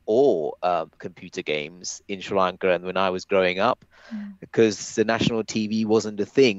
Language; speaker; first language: English; native; English